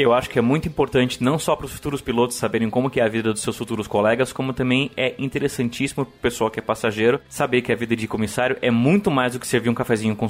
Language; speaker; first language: Portuguese; native; Portuguese